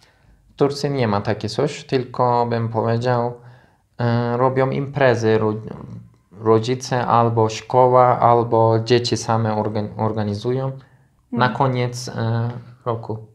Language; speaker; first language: Polish; non-native, learner; Turkish